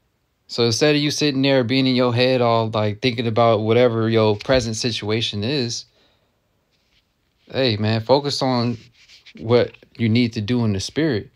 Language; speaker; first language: English; native; English